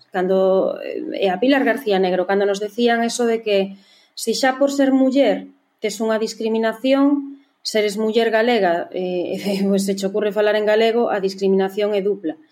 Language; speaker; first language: Galician; native; Galician